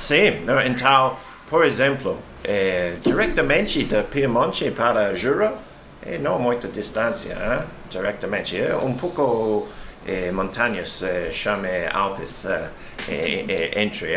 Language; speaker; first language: Portuguese; non-native, learner; English